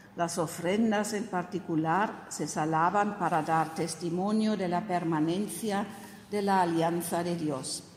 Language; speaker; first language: Spanish; non-native, fluent; German